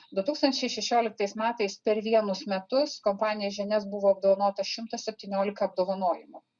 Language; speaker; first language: Lithuanian; native; Lithuanian